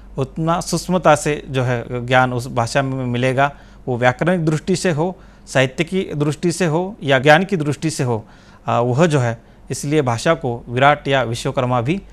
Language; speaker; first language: Hindi; non-native, local second language; Marathi